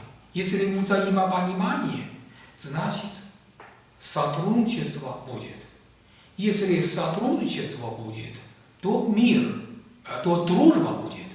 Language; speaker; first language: Russian; non-native, learner; Chinese